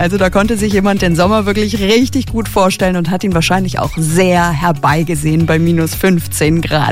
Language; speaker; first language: German; native; German